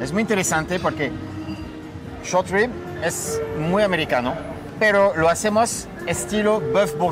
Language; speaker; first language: Spanish; non-native, fluent; French